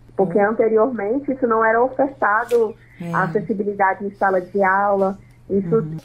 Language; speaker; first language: Portuguese; non-native, local second language; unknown